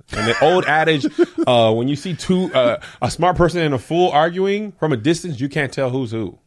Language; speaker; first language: English; native; English